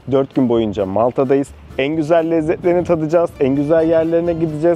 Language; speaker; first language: Turkish; native; Turkish